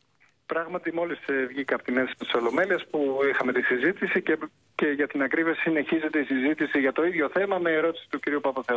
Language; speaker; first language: Greek; native; Greek